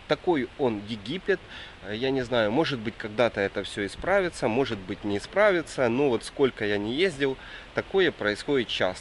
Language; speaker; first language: Russian; native; Russian